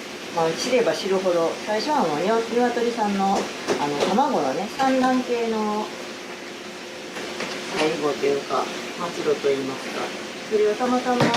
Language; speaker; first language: Japanese; native; Japanese